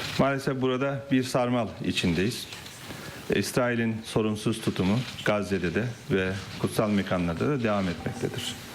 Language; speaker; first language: Turkish; native; Turkish